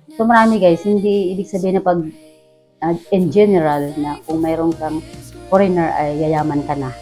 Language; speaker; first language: Filipino; native; Filipino